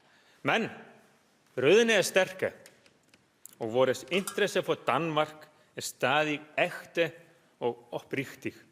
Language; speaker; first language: Danish; non-native, fluent; Icelandic